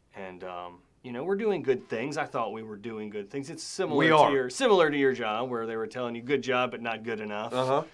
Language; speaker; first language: English; native; English